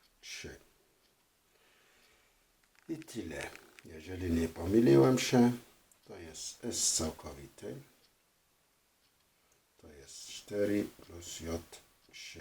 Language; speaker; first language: Polish; non-native, fluent; French